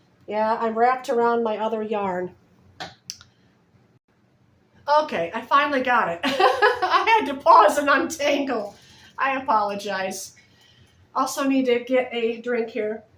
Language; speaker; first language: English; native; English